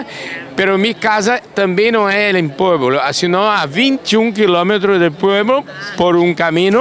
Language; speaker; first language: Spanish; non-native, learner; Portuguese